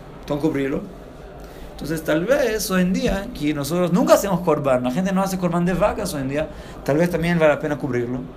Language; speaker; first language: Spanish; non-native, fluent; Portuguese